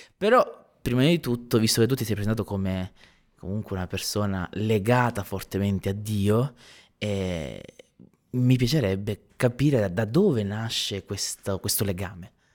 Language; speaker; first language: Italian; native; Italian